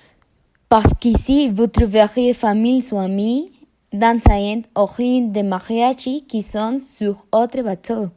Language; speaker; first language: French; non-native, learner; Spanish